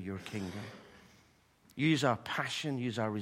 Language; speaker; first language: English; native; English